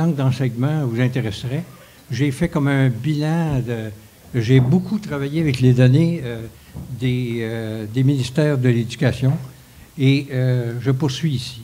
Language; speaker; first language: French; native; French